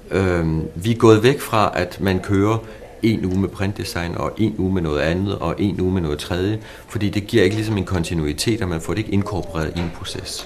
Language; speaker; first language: Danish; native; Danish